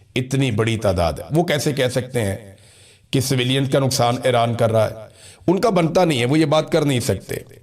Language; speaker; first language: Urdu; non-native, local second language; Punjabi